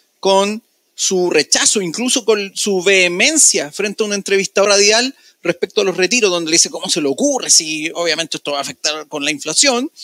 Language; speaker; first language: Spanish; native; Spanish